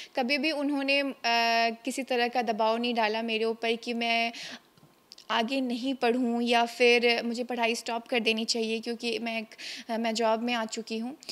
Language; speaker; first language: Hindi; native; Hindi